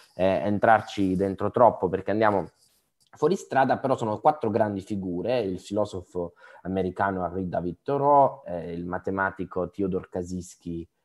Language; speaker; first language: Italian; native; Italian